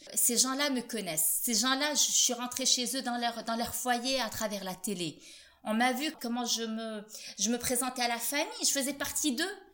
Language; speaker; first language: French; non-native, local second language; Arabic